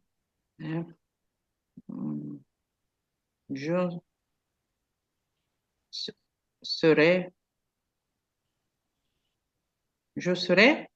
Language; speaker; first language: French; non-native, learner; Ukrainian